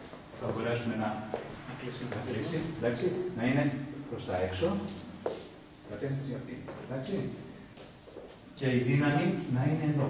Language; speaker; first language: Greek; early bilingual, heritage; Greek